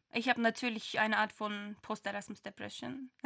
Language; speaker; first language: German; non-native, learner; Turkish